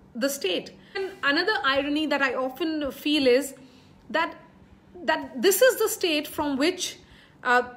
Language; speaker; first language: English; non-native, local second language; Hindi